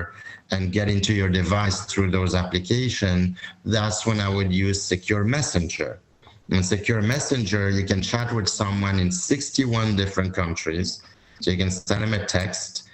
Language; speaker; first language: English; non-native, fluent; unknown